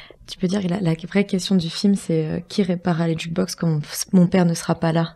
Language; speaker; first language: French; native; French